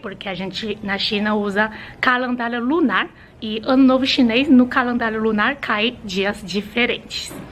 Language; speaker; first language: Portuguese; non-native, fluent; Chinese